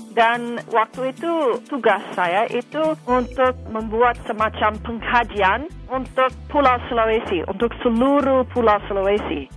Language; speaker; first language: Indonesian; non-native, fluent; English